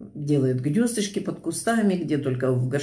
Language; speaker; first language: Russian; native; Russian